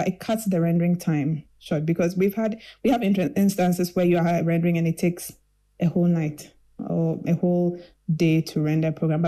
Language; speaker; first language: English; non-native, local second language; Akan